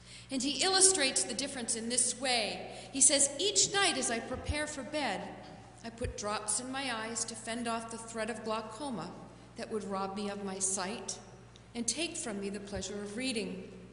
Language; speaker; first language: English; native; English